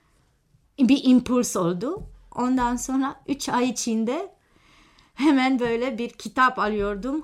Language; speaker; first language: Turkish; non-native, fluent; Romanian